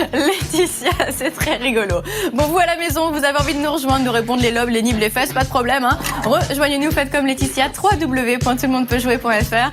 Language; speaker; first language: French; native; French